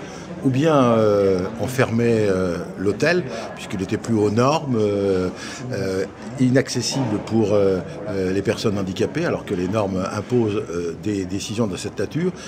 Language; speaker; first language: French; native; French